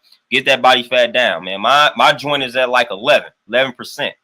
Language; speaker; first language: English; native; English